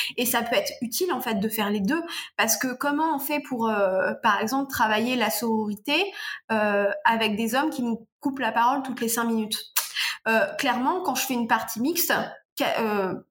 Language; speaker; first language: French; native; French